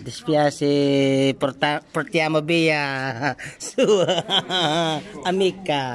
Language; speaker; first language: Italian; non-native, learner; Filipino